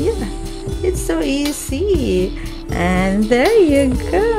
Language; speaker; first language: English; non-native, local second language; Filipino